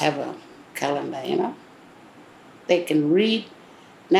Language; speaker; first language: English; non-native, local second language; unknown